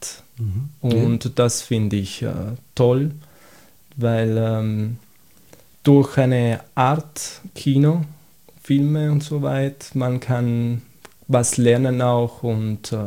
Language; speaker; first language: German; non-native, fluent; Italian